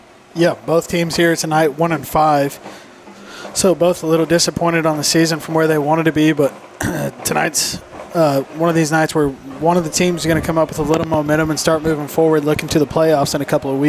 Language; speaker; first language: English; native; English